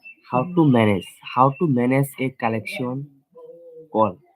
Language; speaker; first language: English; non-native, local second language; Bangla